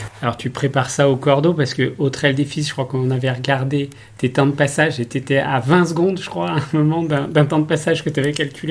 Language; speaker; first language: French; native; French